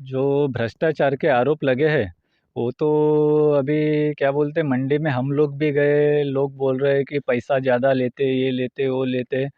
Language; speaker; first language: Hindi; non-native, local second language; Marathi